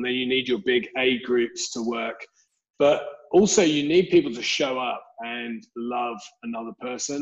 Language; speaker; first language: English; native; English